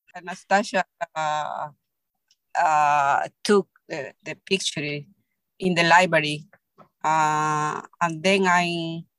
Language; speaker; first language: English; non-native, learner; Spanish